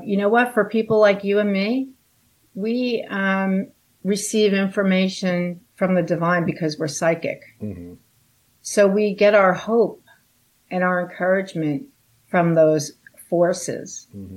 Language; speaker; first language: English; native; English